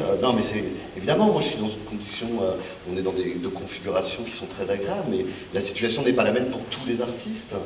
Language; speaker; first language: French; native; French